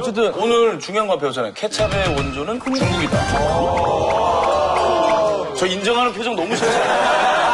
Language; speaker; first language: Korean; native; Korean